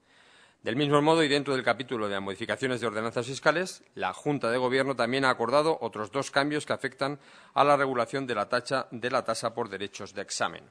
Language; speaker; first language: Spanish; native; Spanish